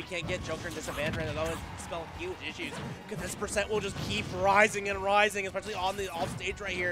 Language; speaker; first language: English; native; English